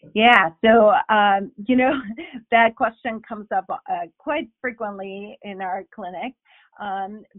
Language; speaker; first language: English; non-native, fluent; Spanish